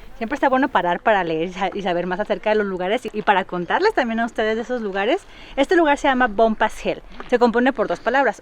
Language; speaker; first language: Spanish; native; Spanish